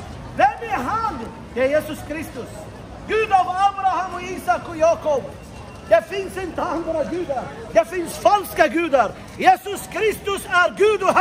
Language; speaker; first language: Swedish; non-native, fluent; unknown